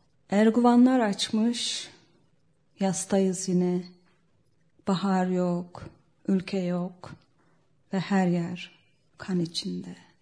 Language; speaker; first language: Turkish; non-native, local second language; Kurdish